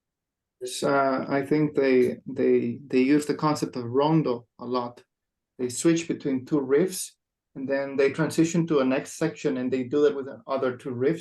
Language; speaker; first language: English; non-native, fluent; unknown